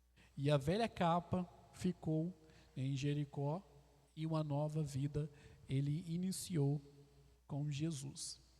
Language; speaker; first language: Portuguese; native; Portuguese